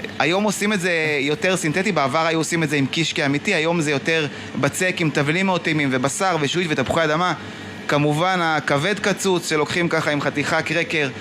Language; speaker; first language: Hebrew; native; Hebrew